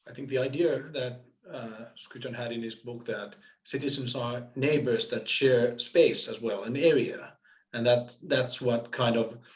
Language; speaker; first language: English; non-native, fluent; Finnish